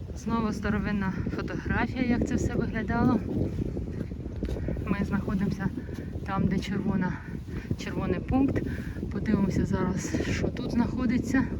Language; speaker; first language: Ukrainian; native; Ukrainian